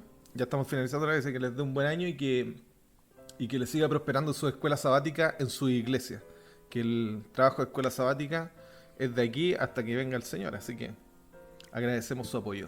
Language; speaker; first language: Spanish; native; Spanish